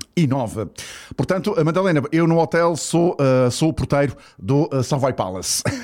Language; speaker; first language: Portuguese; native; Portuguese